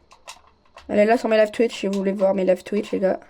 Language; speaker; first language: French; native; French